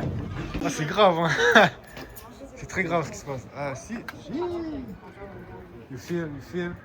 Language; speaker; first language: French; native; French